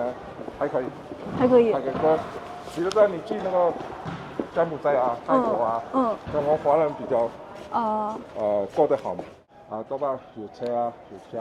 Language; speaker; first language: Chinese; early bilingual, heritage; Chinese